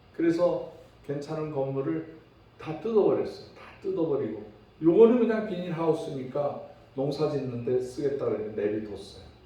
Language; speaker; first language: Korean; native; Korean